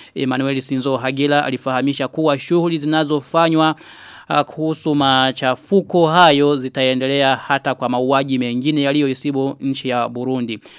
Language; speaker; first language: Swahili; non-native, local second language; Rundi